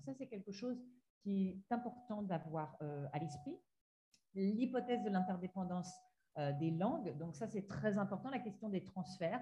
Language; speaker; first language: French; native; French